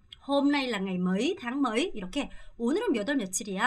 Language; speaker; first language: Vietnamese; non-native, fluent; Korean